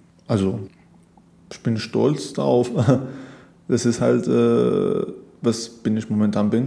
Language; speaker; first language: German; non-native, fluent; Persian